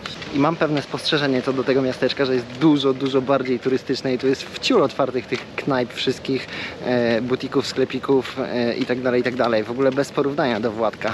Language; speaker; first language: Polish; native; Polish